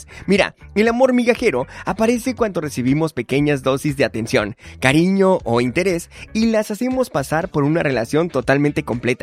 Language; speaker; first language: Spanish; native; Spanish